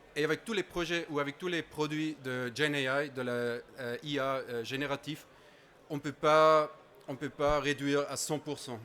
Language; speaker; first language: French; non-native, fluent; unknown